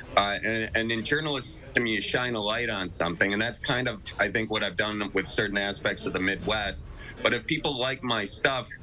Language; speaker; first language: English; native; English